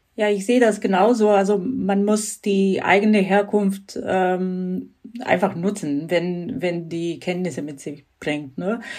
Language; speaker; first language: German; non-native, fluent; Croatian